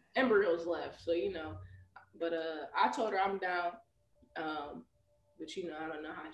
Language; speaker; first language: English; native; English